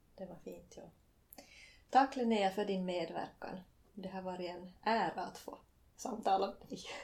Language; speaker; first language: Swedish; native; Swedish